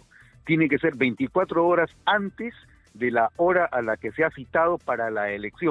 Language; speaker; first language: Spanish; native; Spanish